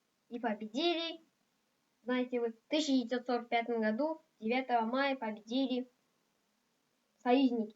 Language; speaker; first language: Russian; non-native, local second language; Kazakh